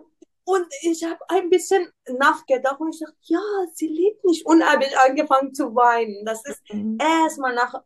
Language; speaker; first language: German; non-native, learner; Persian